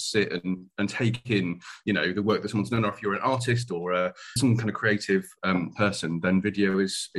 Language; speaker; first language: English; native; English